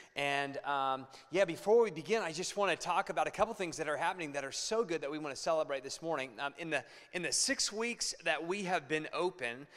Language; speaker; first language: English; native; English